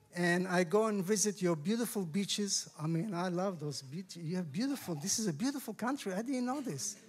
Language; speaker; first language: English; non-native, fluent; Hebrew